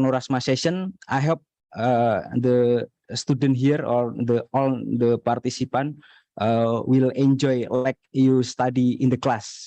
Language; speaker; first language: English; non-native, learner; Indonesian